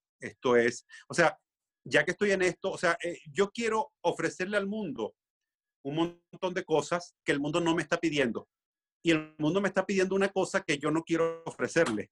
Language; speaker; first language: Spanish; native; Spanish